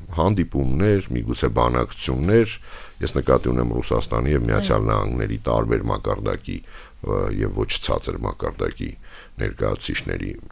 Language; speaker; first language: Armenian; native; Armenian